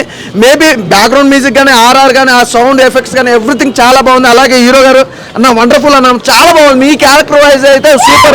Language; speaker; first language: Telugu; native; Telugu